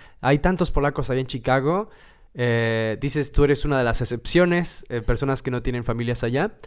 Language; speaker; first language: Spanish; native; Spanish